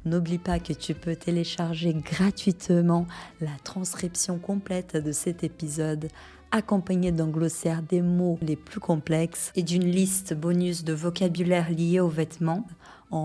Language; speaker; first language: French; non-native, fluent; Portuguese